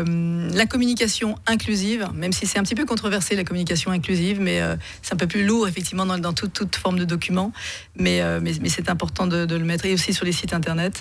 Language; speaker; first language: French; native; French